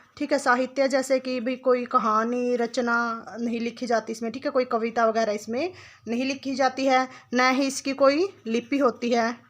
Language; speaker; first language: Hindi; native; Hindi